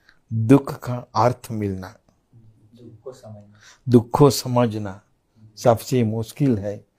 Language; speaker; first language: Hindi; non-native, fluent; Sinhala